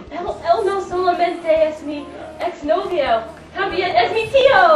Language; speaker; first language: Spanish; non-native, learner; English